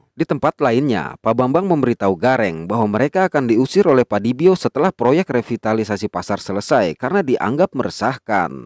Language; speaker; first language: Indonesian; native; Indonesian